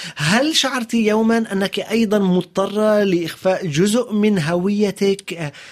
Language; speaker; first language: Arabic; native; Arabic